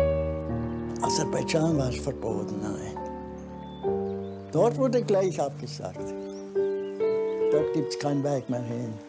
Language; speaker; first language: German; early bilingual, heritage; German